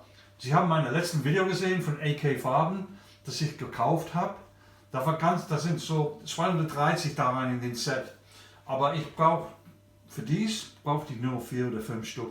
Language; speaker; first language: German; non-native, learner; English